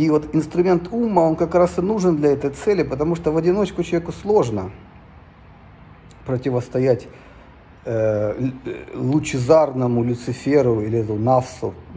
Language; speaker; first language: Russian; native; Russian